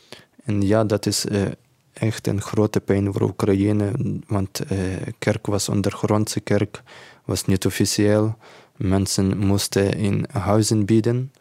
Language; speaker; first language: Dutch; non-native, learner; Ukrainian